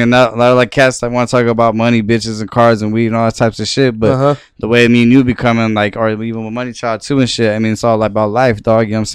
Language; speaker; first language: English; native; English